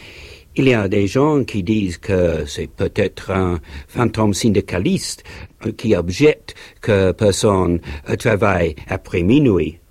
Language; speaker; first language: French; non-native, learner; English